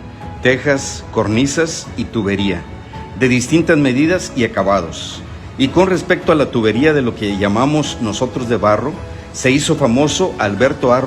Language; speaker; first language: Spanish; native; Spanish